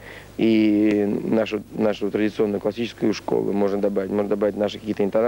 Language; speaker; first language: Russian; native; Russian